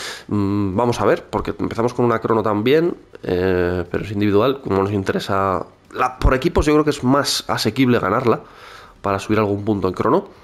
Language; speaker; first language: Spanish; native; Spanish